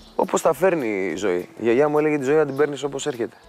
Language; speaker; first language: Greek; native; Greek